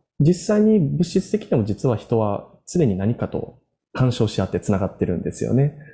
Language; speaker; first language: Japanese; native; Japanese